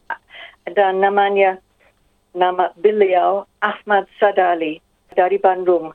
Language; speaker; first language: Indonesian; non-native, fluent; English